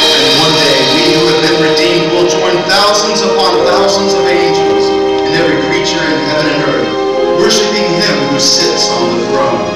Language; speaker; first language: English; native; English